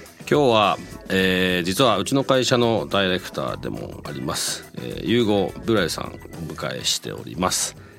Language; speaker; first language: Japanese; native; Japanese